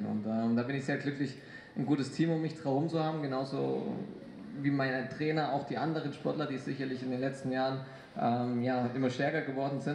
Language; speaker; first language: German; native; German